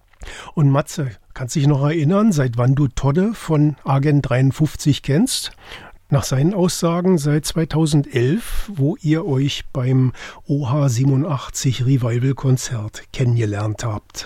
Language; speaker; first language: German; native; German